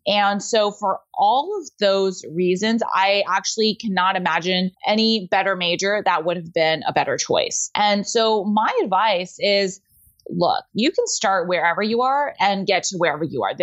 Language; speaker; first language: English; native; English